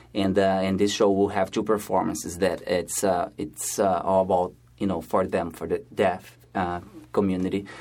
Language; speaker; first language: English; non-native, fluent; Portuguese